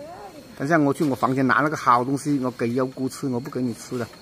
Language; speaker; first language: Chinese; native; Chinese